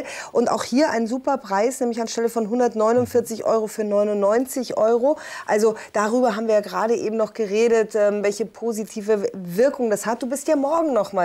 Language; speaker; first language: German; native; German